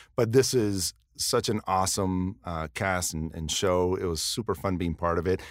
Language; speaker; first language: English; early bilingual, other home language; Spanish